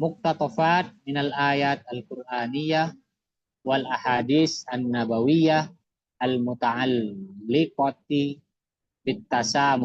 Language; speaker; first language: Arabic; non-native, fluent; Indonesian